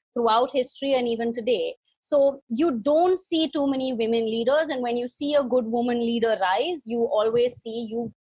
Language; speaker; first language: English; non-native, local second language; Hindi